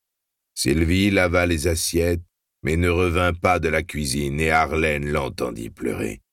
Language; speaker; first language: French; native; French